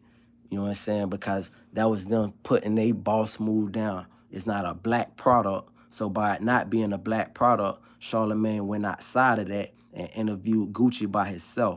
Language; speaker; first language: English; native; English